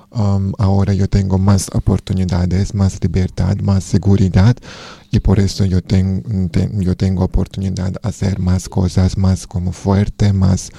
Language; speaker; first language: Spanish; non-native, learner; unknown